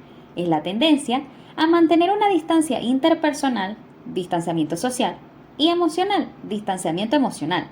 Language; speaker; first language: Spanish; native; Spanish